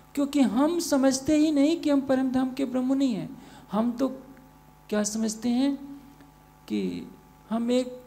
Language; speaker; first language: Hindi; native; Hindi